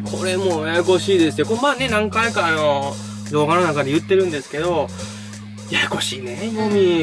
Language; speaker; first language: Japanese; native; Japanese